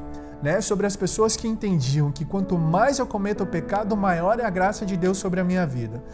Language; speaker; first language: Portuguese; native; Portuguese